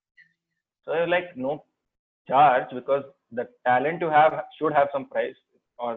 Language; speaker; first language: English; non-native, local second language; Kannada